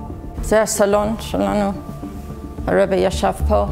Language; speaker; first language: Hebrew; non-native, fluent; English